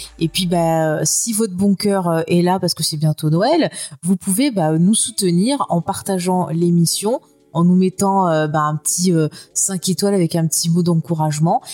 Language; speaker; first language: French; native; French